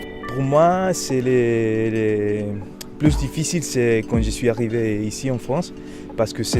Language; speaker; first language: French; non-native, fluent; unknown